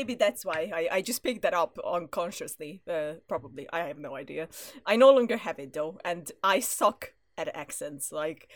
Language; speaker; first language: English; non-native, fluent; Hungarian